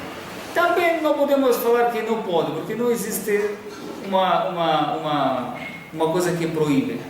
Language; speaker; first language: Portuguese; non-native, fluent; Arabic